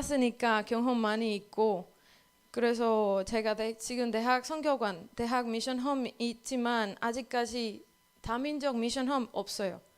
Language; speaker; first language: Korean; non-native, learner; Spanish